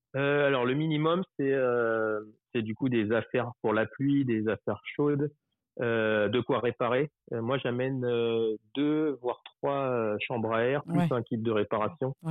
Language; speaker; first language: French; native; French